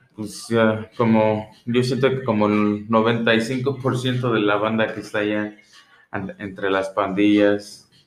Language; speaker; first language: Spanish; early bilingual, heritage; Spanish